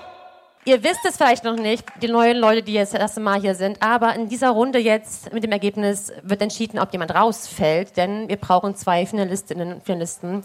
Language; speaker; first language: German; native; German